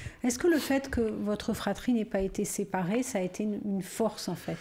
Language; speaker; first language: French; native; French